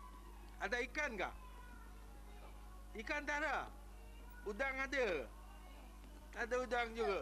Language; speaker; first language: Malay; non-native, local second language; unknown